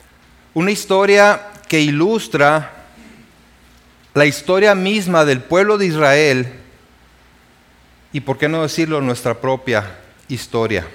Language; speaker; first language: Spanish; native; Spanish